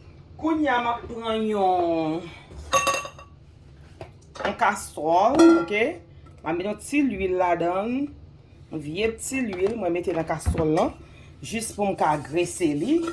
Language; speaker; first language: French; non-native, local second language; Haitian Creole